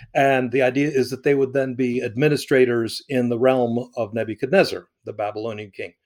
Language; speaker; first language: English; early bilingual, other home language; Arabic